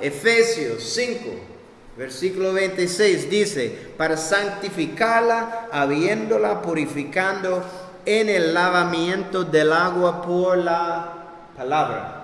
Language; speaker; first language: Spanish; non-native, fluent; English